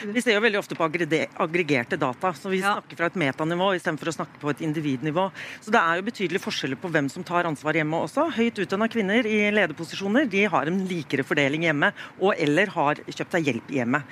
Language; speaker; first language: Norwegian; native; Norwegian